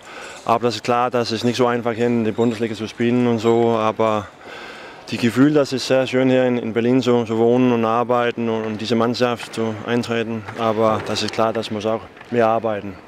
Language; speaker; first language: German; non-native, learner; Danish